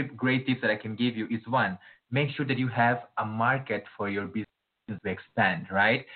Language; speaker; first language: English; non-native, fluent; Portuguese